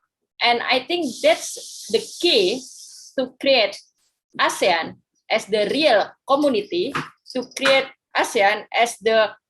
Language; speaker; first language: English; non-native, fluent; Indonesian